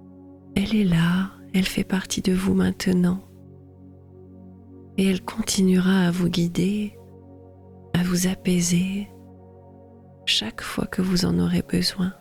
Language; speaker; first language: French; native; French